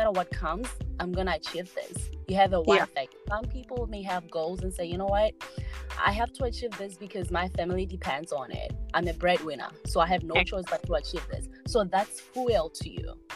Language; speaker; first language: English; non-native, local second language; Tswana